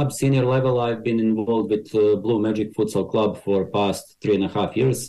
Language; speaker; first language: English; non-native, fluent; Bosnian